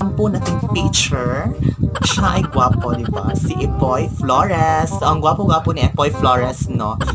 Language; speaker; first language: Filipino; non-native, local second language; Cebuano